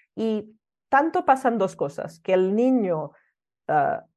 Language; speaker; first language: Spanish; early bilingual, other home language; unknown